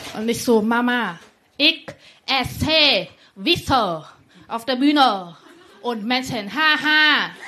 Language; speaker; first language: German; early bilingual, other home language; Vietnamese